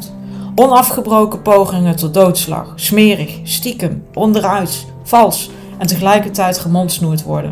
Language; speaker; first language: Dutch; native; Dutch